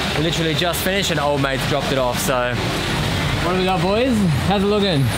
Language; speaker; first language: English; native; English